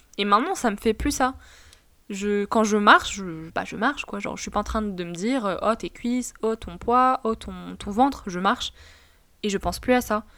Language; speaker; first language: French; non-native, local second language; Arabic